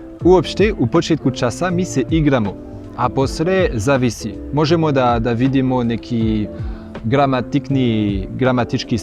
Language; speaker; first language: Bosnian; non-native, learner; French